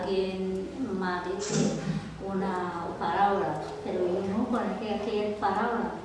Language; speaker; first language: Catalan; non-native, learner; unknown